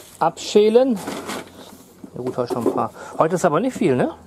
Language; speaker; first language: German; native; German